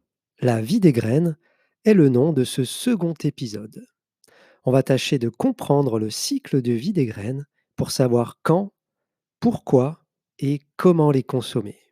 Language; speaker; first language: French; native; French